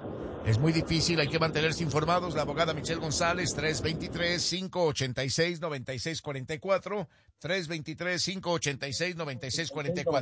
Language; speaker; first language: Spanish; native; Spanish